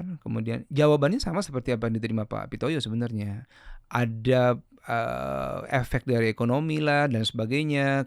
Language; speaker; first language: Indonesian; native; Indonesian